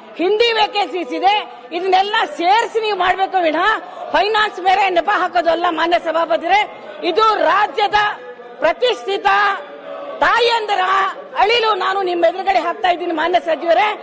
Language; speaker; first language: Kannada; non-native, local second language; Urdu